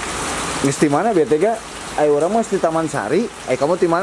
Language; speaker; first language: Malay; non-native, local second language; Sundanese